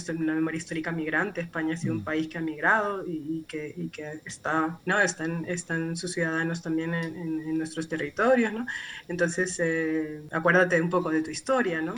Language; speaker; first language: Spanish; native; Spanish